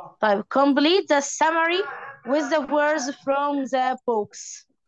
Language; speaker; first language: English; non-native, fluent; Arabic